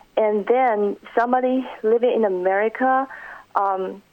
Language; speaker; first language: English; non-native, fluent; Chinese